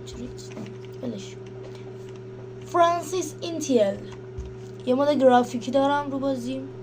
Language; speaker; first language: Persian; native; Persian